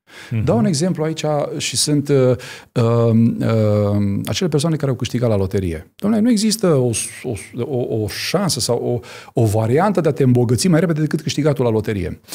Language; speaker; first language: Romanian; native; Romanian